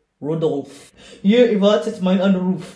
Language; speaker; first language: German; non-native, learner; English